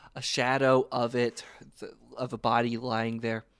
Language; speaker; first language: English; native; English